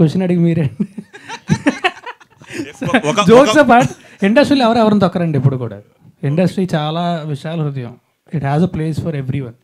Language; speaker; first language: Telugu; native; Telugu